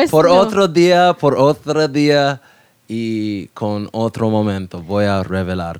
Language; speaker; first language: Spanish; non-native, learner; English